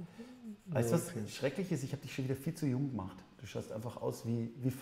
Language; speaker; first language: German; native; German